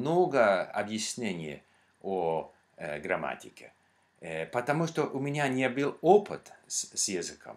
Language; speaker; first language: Russian; non-native, learner; English